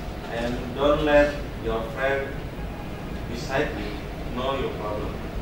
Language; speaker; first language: English; non-native, learner; Indonesian